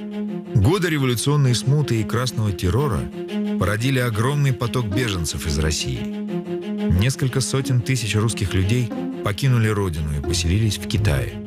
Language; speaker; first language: Russian; native; Russian